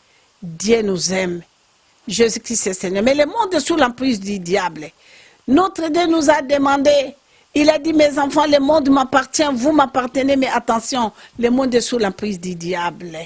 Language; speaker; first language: French; non-native, local second language; Lingala